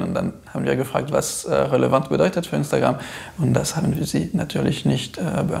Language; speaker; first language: German; non-native, fluent; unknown